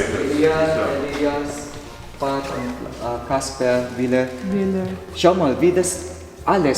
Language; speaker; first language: German; non-native, learner; Filipino